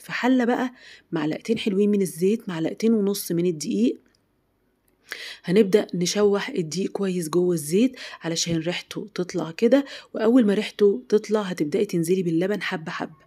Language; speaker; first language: Arabic; native; Arabic